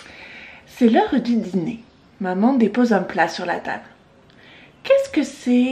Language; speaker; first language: French; native; French